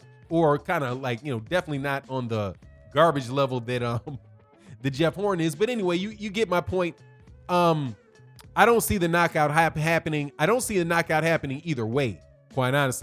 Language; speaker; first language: English; native; English